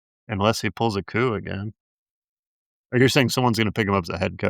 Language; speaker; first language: English; native; English